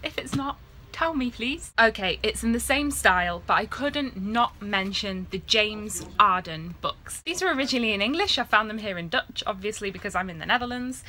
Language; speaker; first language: English; native; English